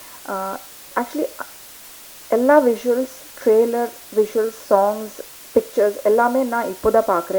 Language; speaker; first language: Tamil; non-native, learner; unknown